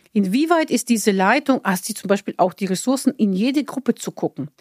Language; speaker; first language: German; non-native, fluent; Bulgarian